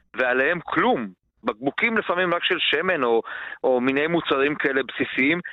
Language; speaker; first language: Hebrew; non-native, fluent; Romanian